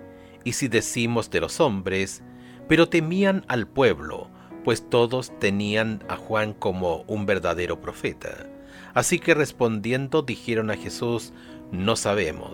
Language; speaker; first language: Spanish; native; Spanish